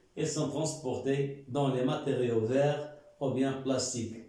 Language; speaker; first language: French; non-native, local second language; Arabic